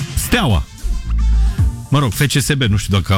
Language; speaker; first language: Romanian; native; Romanian